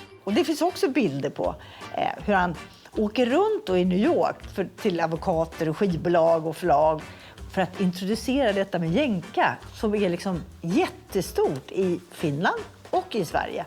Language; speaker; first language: Swedish; native; Swedish